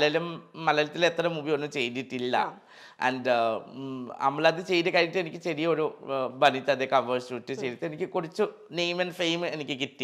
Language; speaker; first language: Malayalam; non-native, fluent; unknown